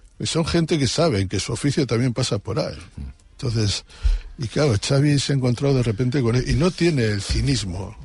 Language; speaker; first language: Spanish; native; Spanish